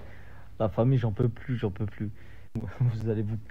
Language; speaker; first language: French; native; French